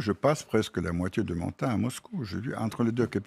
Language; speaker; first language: French; non-native, fluent; Russian